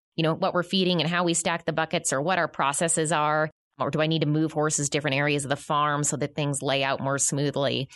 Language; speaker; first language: English; native; English